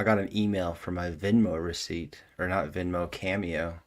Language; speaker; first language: English; native; English